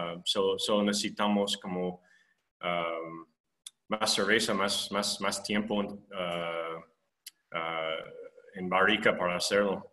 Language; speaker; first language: Spanish; non-native, fluent; English